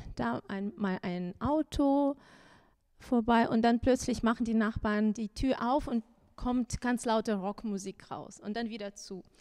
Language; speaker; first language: German; non-native, fluent; Azerbaijani